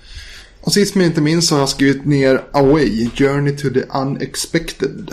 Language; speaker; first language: Swedish; native; Swedish